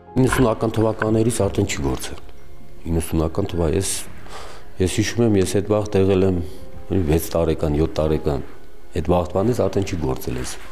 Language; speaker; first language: Armenian; non-native, local second language; Kurdish